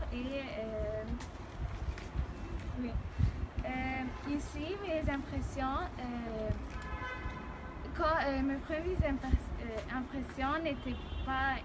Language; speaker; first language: French; non-native, fluent; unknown